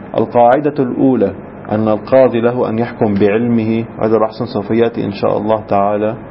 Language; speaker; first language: Arabic; native; Arabic